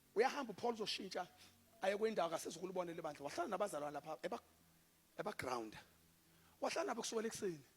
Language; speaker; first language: Zulu; native; Zulu